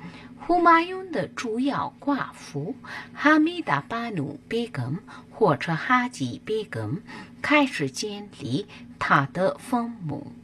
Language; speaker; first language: Chinese; non-native, fluent; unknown